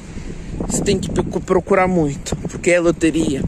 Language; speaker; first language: Portuguese; non-native, fluent; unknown